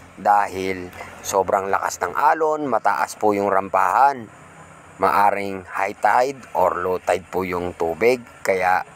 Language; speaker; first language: Filipino; non-native, local second language; Pampanga